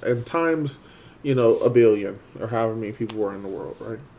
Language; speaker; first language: English; native; English